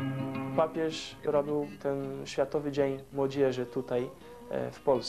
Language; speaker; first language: Polish; non-native, fluent; Portuguese